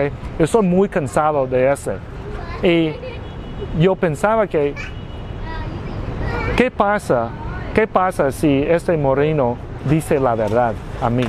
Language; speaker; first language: Spanish; non-native, learner; Vietnamese